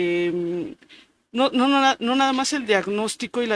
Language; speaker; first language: Spanish; native; Spanish